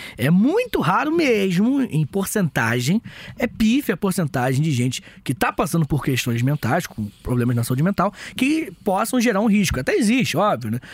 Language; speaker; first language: Portuguese; native; Portuguese